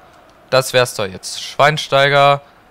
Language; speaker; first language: German; native; German